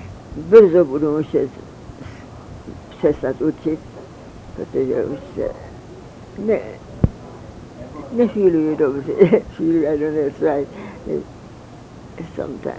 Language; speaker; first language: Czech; early bilingual, heritage; Czech